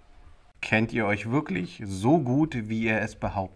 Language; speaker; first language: German; native; German